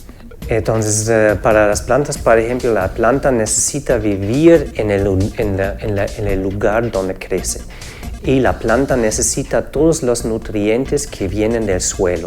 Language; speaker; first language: Spanish; non-native, fluent; German